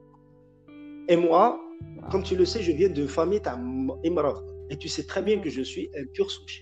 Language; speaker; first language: French; non-native, local second language; Kabyle